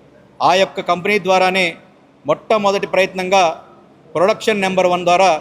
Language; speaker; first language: Telugu; native; Telugu